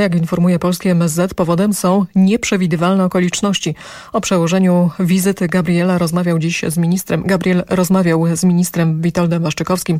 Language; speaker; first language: Polish; native; Polish